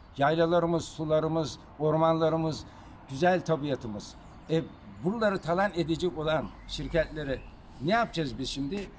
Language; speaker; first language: Turkish; native; Turkish